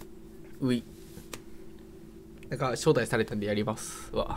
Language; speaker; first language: Japanese; native; Japanese